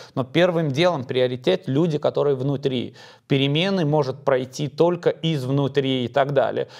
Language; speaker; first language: Russian; non-native, fluent; Lithuanian